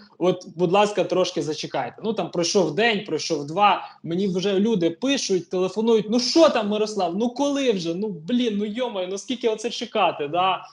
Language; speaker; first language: Ukrainian; native; Ukrainian